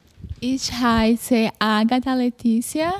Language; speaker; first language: German; non-native, learner; Portuguese